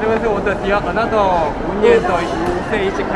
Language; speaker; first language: Chinese; non-native, learner; Korean